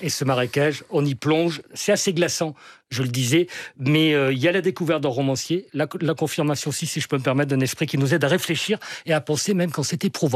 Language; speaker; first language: French; native; French